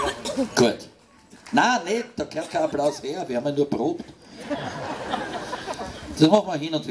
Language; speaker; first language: German; native; German